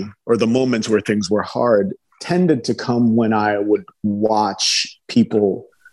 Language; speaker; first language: English; early bilingual, other home language; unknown